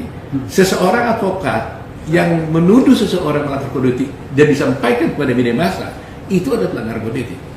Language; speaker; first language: Indonesian; native; Indonesian